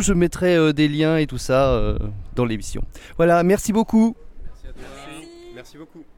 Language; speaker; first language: French; native; French